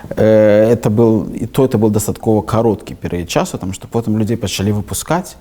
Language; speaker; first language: Belarusian; non-native, local second language; Russian